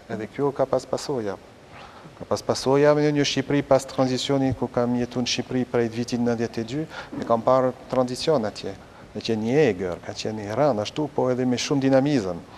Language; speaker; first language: Albanian; non-native, fluent; French